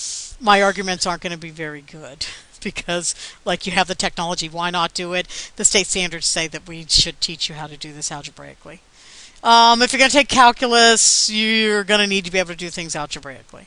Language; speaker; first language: English; native; English